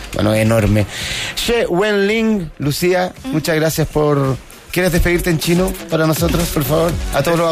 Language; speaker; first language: Spanish; native; Spanish